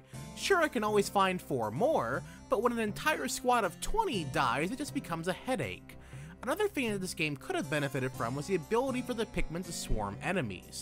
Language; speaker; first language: English; native; English